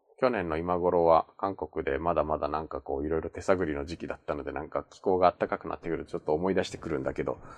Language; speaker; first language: Japanese; native; Japanese